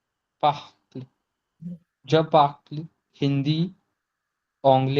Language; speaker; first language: French; non-native, learner; Hindi